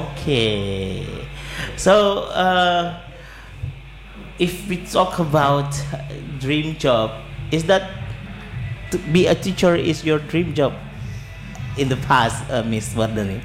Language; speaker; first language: English; non-native, learner; Indonesian